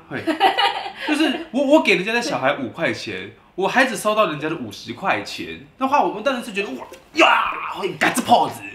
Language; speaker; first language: Chinese; native; Chinese